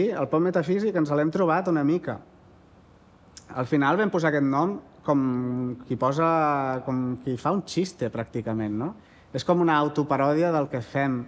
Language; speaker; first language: Catalan; native; Catalan